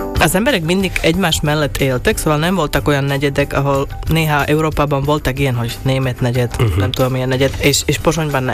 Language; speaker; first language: Hungarian; non-native, local second language; Slovak